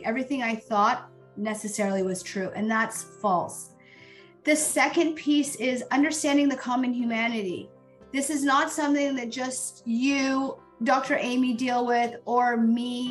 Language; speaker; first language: English; native; English